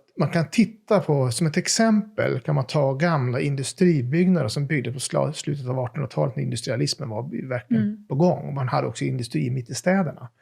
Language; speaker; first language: Swedish; native; Swedish